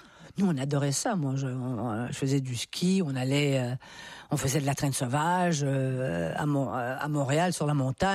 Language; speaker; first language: French; native; French